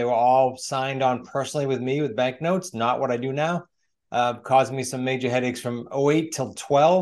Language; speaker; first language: English; native; English